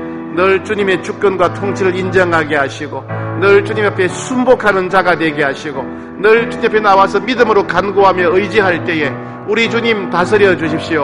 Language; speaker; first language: Korean; native; Korean